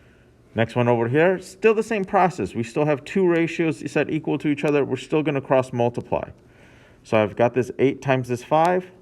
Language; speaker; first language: English; native; English